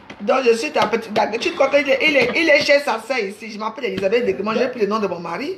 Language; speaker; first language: French; native; French